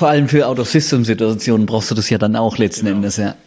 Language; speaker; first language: German; native; German